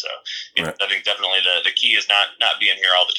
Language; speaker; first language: English; native; English